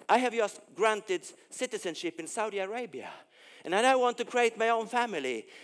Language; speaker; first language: English; non-native, fluent; Swedish